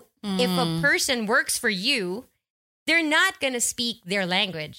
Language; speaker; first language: English; non-native, local second language; Filipino